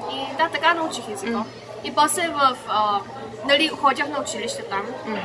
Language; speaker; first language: Bulgarian; early bilingual, other home language; Korean